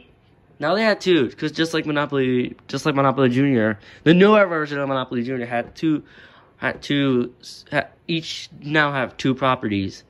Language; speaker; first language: English; native; English